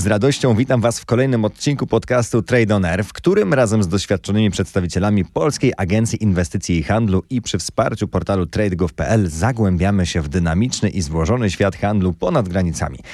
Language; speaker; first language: Polish; native; Polish